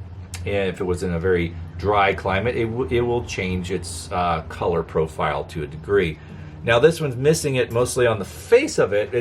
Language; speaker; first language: English; native; English